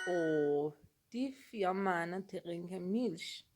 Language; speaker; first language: German; non-native, learner; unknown